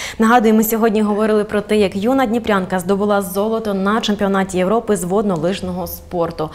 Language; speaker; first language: Ukrainian; native; Ukrainian